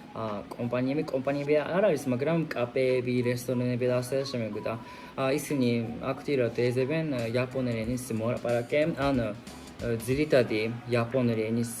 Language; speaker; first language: Georgian; non-native, fluent; Japanese